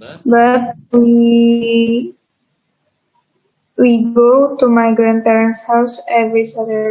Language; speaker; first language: English; non-native, learner; Indonesian